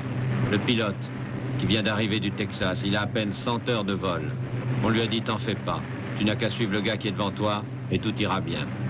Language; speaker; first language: French; native; French